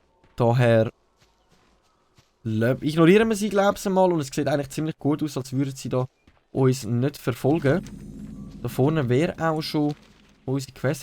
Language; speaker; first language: German; native; German